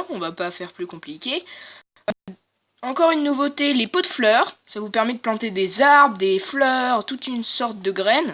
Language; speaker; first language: French; native; French